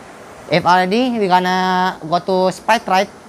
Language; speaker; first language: English; non-native, learner; Indonesian